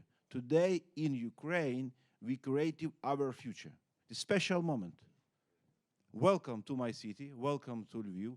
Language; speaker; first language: English; non-native, learner; Ukrainian